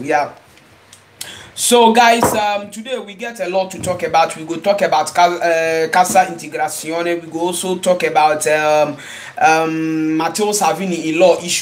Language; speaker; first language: English; non-native, local second language; Igbo